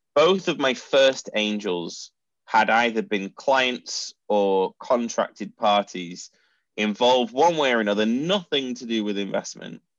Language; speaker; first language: English; native; English